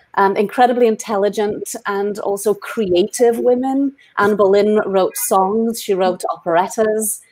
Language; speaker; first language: English; native; English